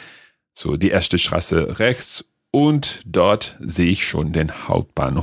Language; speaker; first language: German; non-native, learner; English